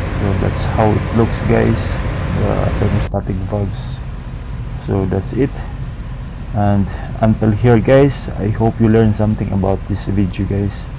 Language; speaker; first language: English; non-native, local second language; Filipino